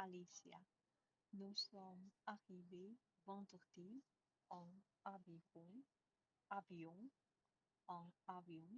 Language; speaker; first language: French; non-native, learner; Chinese